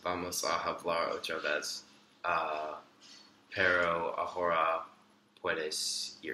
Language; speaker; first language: Spanish; non-native, learner; English